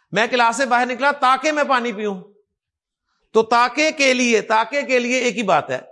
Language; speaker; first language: Urdu; native; Urdu